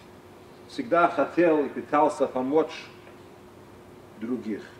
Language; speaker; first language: Russian; non-native, fluent; English